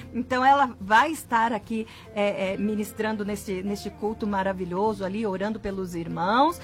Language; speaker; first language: Portuguese; native; Portuguese